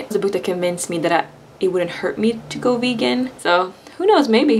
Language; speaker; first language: English; non-native, fluent; Swedish